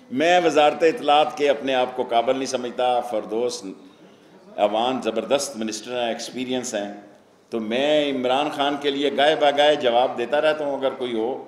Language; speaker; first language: Urdu; non-native, local second language; Punjabi